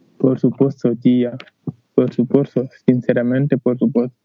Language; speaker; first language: Spanish; non-native, learner; Wolof